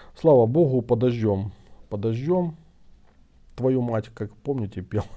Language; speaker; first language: Ukrainian; non-native, local second language; Russian